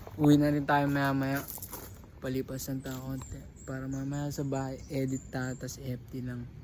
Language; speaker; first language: Filipino; native; Filipino